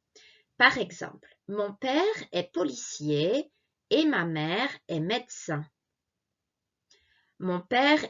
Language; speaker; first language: French; non-native, fluent; Japanese